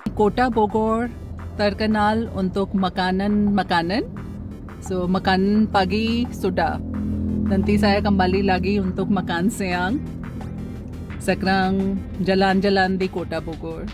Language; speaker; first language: Indonesian; non-native, learner; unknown